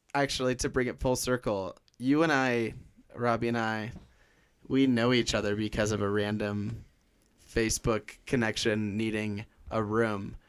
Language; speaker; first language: English; native; English